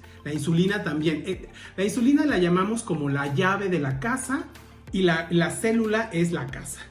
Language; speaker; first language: Spanish; native; Spanish